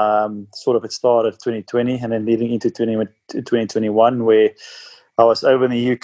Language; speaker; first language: English; non-native, local second language; Afrikaans